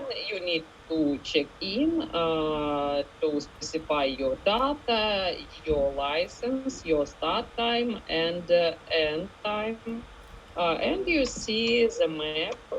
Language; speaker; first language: English; non-native, learner; Ukrainian